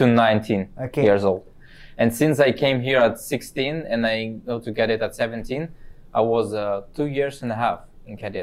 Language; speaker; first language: English; non-native, fluent; Kazakh